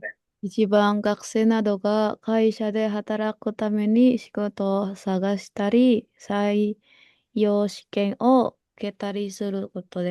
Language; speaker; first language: Japanese; non-native, learner; Indonesian